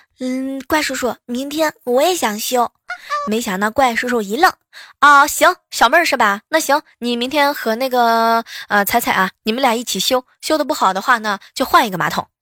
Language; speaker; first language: Chinese; native; Chinese